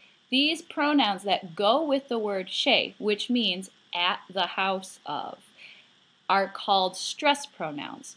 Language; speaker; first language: English; native; English